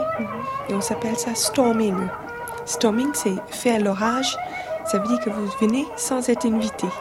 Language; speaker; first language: French; non-native, fluent; English